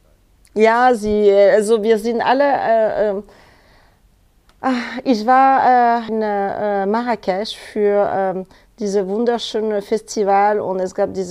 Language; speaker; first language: German; non-native, fluent; French